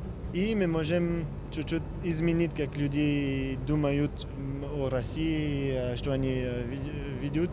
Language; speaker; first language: Russian; non-native, learner; French